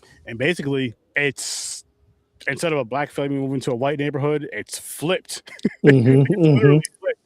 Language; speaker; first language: English; native; English